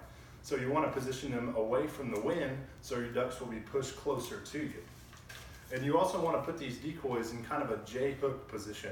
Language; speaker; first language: English; native; English